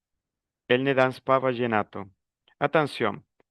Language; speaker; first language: French; non-native, fluent; Spanish